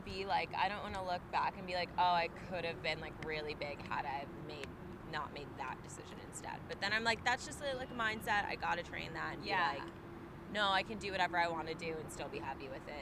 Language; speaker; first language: English; native; English